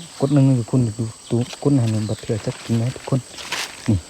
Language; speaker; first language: Thai; non-native, local second language; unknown